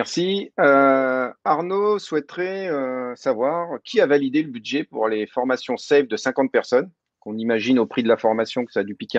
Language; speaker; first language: French; native; French